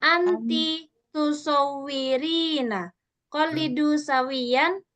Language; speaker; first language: Arabic; non-native, fluent; Indonesian